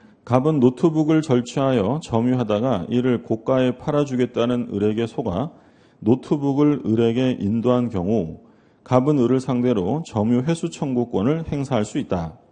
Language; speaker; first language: Korean; native; Korean